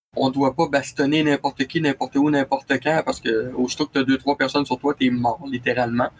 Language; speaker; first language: French; native; French